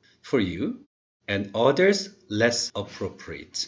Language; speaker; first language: English; non-native, fluent; Korean